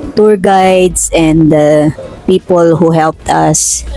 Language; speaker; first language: English; non-native, local second language; Aklanon